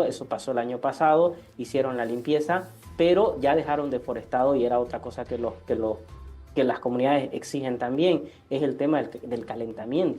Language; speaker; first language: Spanish; native; Spanish